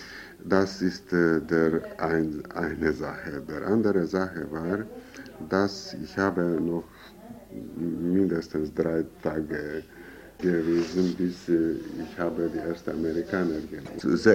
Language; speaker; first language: German; non-native, fluent; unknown